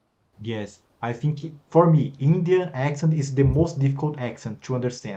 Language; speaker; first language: English; non-native, fluent; Portuguese